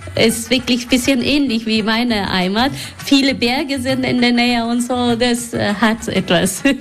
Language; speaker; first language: German; non-native, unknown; Persian